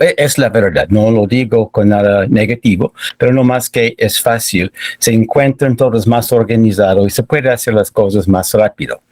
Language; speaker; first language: Spanish; non-native, fluent; English